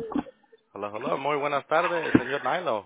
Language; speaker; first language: Spanish; early bilingual, heritage; English